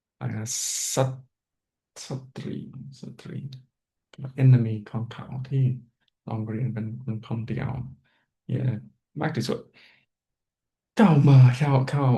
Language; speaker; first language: Thai; non-native, fluent; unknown